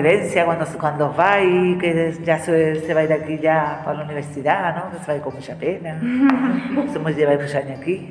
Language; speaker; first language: Spanish; native; Spanish